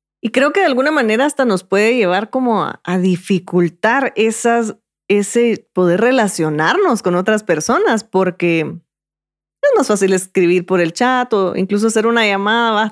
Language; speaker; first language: Spanish; native; Spanish